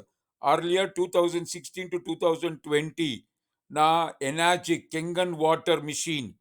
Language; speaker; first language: Tamil; non-native, learner; Kannada